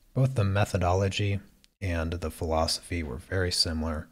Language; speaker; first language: English; native; English